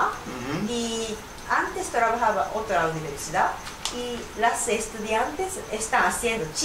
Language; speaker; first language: Spanish; non-native, learner; Japanese